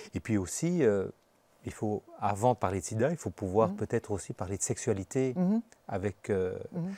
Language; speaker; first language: French; native; French